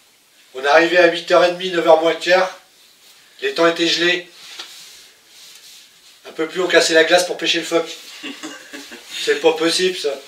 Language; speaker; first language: French; native; French